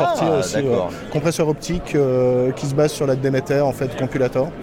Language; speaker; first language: French; native; French